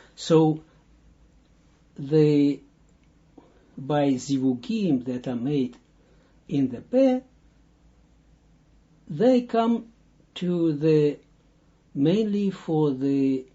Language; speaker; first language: English; non-native, fluent; Dutch